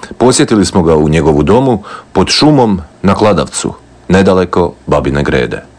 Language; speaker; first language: Croatian; native; Croatian